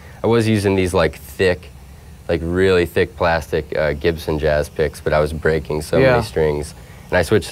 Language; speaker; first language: English; native; English